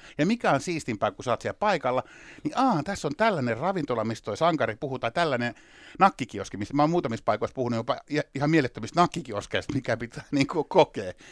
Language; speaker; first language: Finnish; native; Finnish